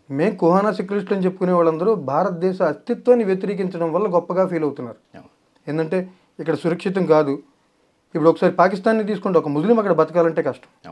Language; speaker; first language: Telugu; native; Telugu